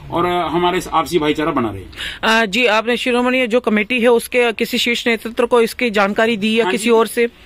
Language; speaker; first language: Hindi; non-native, local second language; Punjabi